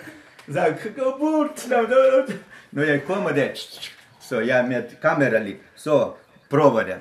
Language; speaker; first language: Norwegian; non-native, learner; German